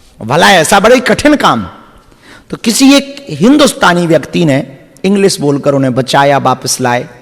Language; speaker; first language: Hindi; native; Hindi